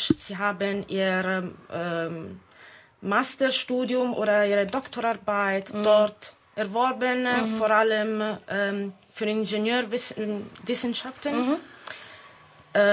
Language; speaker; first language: German; non-native, fluent; Italian